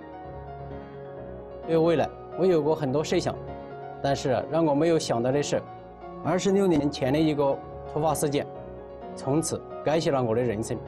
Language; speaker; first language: Chinese; native; Chinese